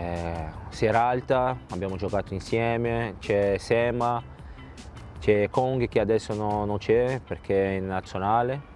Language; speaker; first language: Italian; non-native, fluent; Portuguese